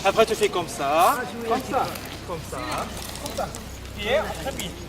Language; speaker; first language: French; non-native, learner; Arabic